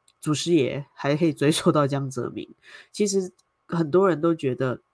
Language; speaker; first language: Chinese; native; Chinese